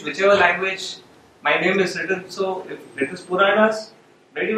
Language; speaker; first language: English; non-native, local second language; Marathi